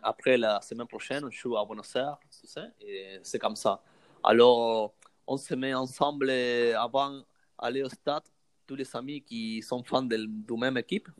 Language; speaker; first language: French; non-native, learner; Spanish